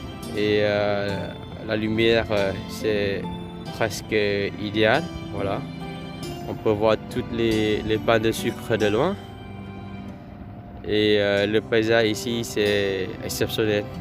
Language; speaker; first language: French; non-native, fluent; Vietnamese